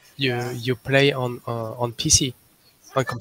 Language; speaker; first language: English; non-native, learner; French